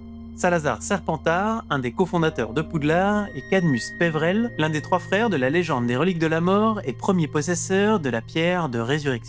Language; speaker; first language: French; native; French